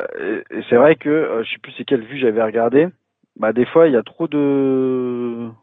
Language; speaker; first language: French; native; French